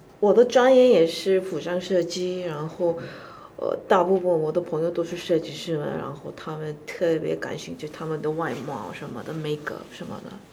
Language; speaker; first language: Chinese; non-native, learner; Korean